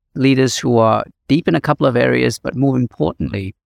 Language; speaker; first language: English; native; English